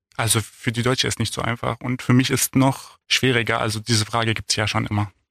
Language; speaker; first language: German; non-native, fluent; Arabic